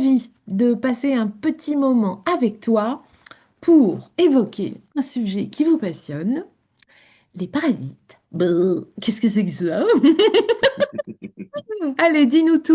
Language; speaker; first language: French; native; French